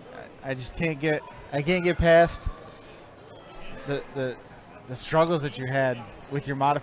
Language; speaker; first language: English; native; English